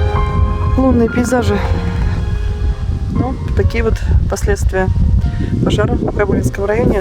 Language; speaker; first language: Russian; native; Russian